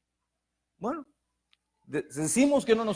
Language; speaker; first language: Spanish; native; Spanish